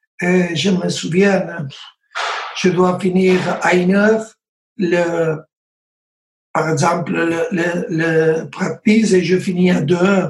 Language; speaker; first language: French; non-native, learner; Spanish